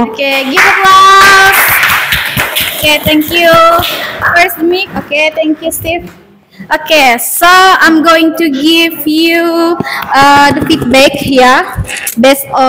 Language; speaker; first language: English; non-native, learner; Indonesian